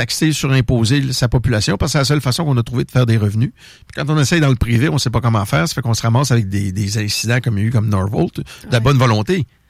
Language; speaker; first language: French; native; French